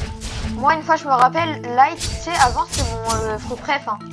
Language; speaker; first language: French; native; French